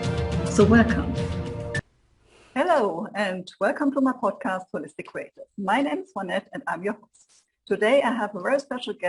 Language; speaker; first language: English; non-native, fluent; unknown